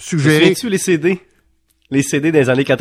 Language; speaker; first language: French; native; French